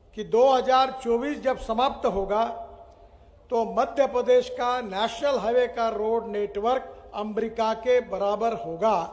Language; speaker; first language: Hindi; non-native, local second language; Marathi